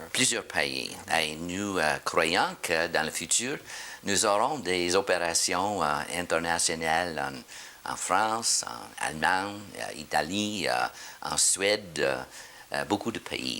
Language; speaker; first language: French; non-native, learner; English